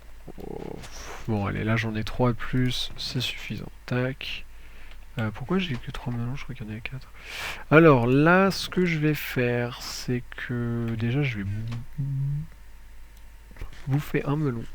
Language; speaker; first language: French; native; French